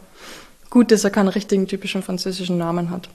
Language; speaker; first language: German; native; German